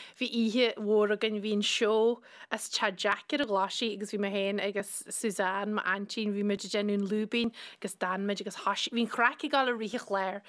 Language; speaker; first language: Irish; native; Irish